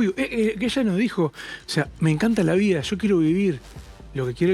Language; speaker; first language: Spanish; native; Spanish